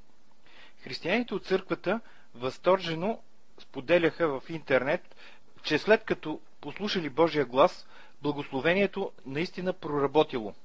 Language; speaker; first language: Bulgarian; native; Bulgarian